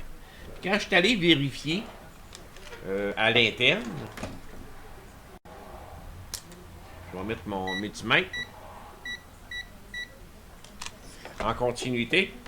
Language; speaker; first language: French; native; French